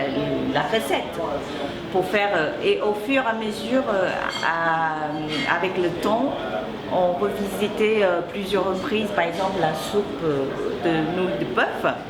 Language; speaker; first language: French; non-native, fluent; Chinese